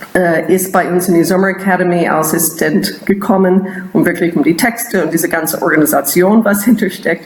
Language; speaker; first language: German; non-native, fluent; English